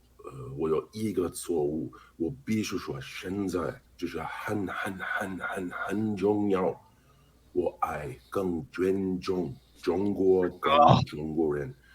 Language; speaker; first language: Chinese; non-native, learner; English